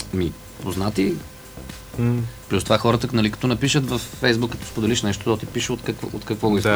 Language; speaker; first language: Bulgarian; native; Bulgarian